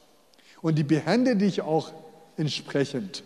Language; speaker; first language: German; non-native, fluent; Chinese